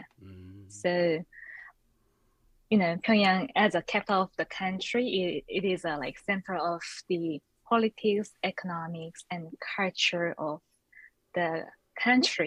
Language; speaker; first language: English; non-native, fluent; Korean